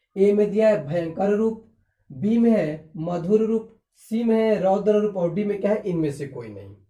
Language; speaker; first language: Hindi; native; Hindi